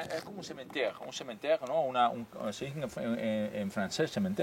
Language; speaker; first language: French; non-native, learner; Spanish